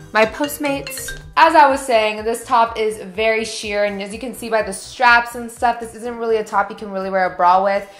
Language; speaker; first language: English; native; English